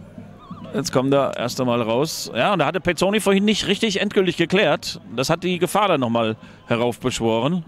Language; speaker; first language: German; native; German